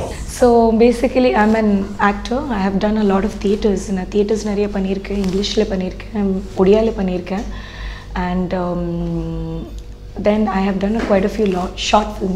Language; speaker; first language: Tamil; non-native, fluent; Odia